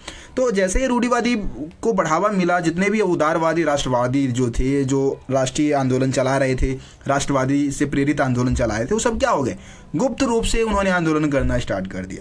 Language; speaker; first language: Hindi; native; Hindi